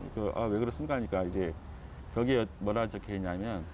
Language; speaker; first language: Korean; native; Korean